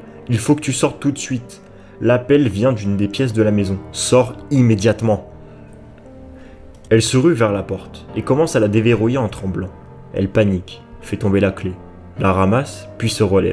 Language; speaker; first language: French; native; French